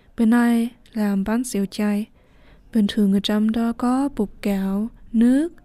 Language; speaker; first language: Vietnamese; early bilingual, heritage; Vietnamese